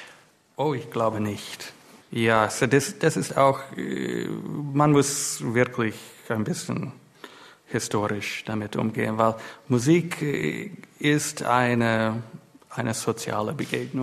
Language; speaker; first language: German; non-native, fluent; English